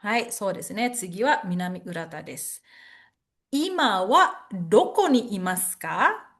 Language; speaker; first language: Japanese; non-native, fluent; Indonesian